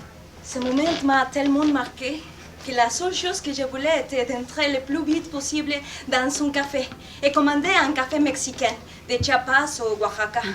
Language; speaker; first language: French; non-native, fluent; Spanish